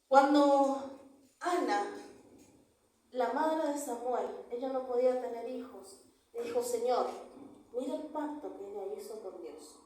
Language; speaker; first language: Spanish; native; Spanish